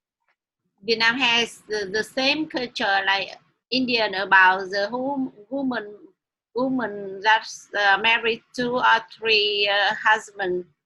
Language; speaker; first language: English; non-native, learner; Vietnamese